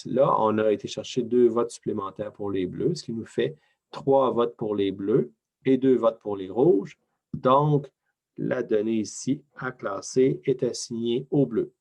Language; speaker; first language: French; native; French